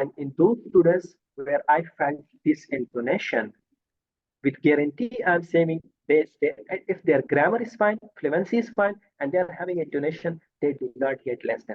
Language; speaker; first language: English; non-native, fluent; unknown